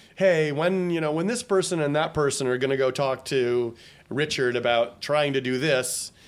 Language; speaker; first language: English; native; English